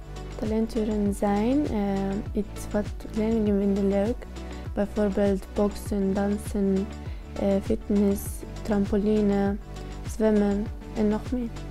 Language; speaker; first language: Dutch; non-native, learner; Arabic